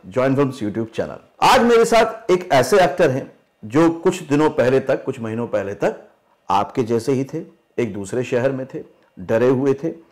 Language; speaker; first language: Hindi; native; Hindi